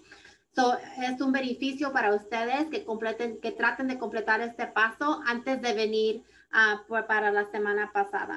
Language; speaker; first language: Spanish; early bilingual, heritage; Spanish